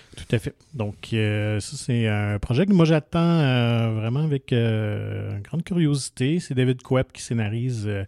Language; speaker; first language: French; native; French